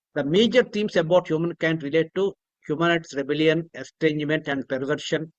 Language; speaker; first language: English; non-native, local second language; Telugu